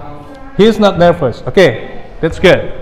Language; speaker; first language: English; non-native, fluent; Indonesian